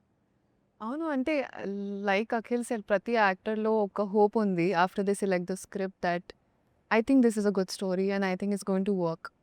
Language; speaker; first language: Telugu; non-native, learner; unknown